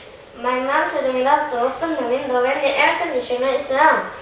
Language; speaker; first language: English; non-native, learner; Korean